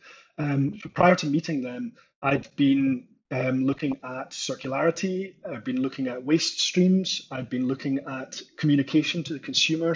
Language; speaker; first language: English; native; English